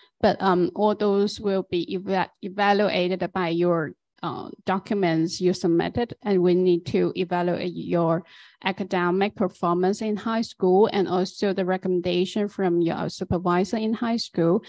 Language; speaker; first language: English; non-native, fluent; Chinese